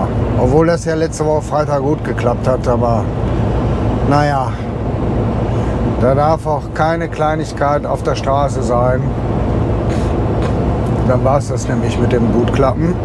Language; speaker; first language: German; native; German